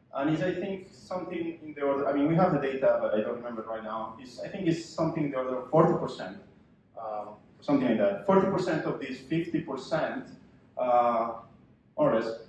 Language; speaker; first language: English; non-native, fluent; Spanish